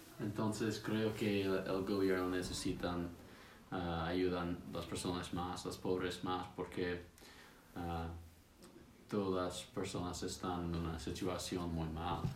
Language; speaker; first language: Spanish; non-native, learner; English